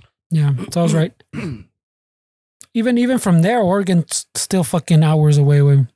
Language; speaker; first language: English; early bilingual, other home language; Spanish